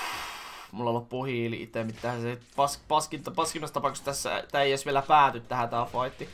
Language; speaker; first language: Finnish; native; Finnish